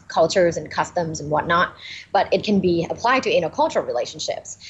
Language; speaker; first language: English; non-native, fluent; Thai